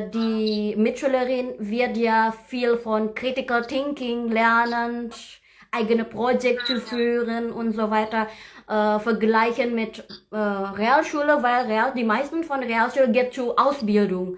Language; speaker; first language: German; non-native, learner; Indonesian